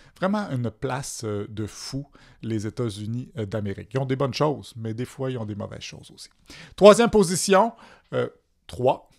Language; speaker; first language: French; native; French